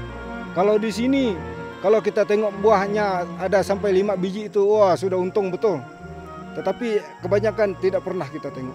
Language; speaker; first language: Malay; non-native, local second language; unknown